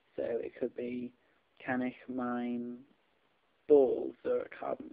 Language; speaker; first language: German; non-native, learner; English